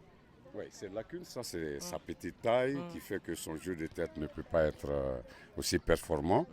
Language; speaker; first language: French; non-native, local second language; Bambara